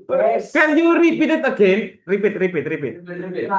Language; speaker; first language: English; non-native, learner; Indonesian